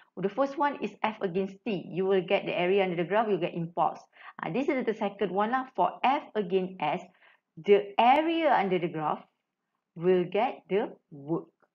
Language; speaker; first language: English; non-native, local second language; Malay